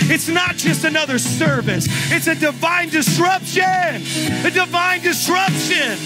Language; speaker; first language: English; native; English